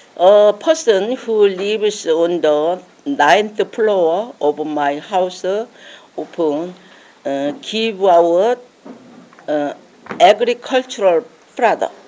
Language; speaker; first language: English; non-native, learner; Korean